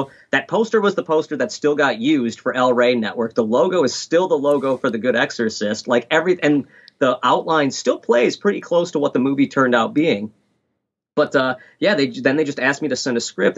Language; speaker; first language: English; native; English